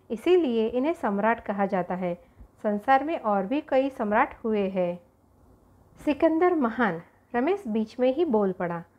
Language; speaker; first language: Hindi; non-native, local second language; Gujarati